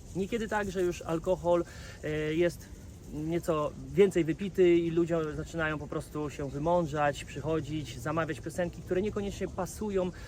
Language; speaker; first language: Polish; native; Polish